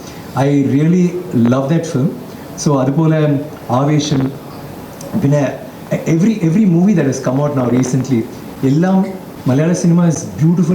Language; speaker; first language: Malayalam; non-native, local second language; Tamil